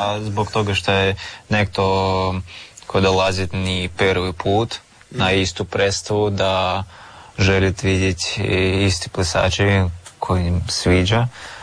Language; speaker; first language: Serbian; non-native, learner; Russian